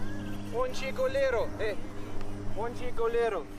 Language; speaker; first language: Portuguese; non-native, learner; Russian